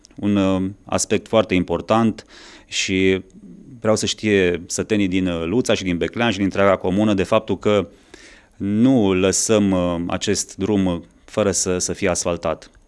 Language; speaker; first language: Romanian; native; Romanian